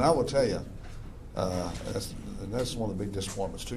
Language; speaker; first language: English; native; English